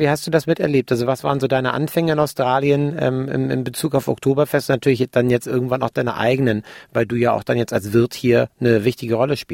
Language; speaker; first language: German; native; German